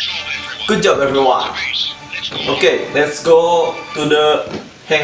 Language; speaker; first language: English; non-native, learner; Indonesian